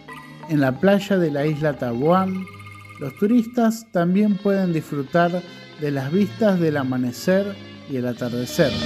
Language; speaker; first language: Spanish; non-native, fluent; Indonesian